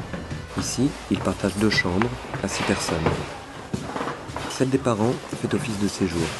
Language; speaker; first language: French; native; French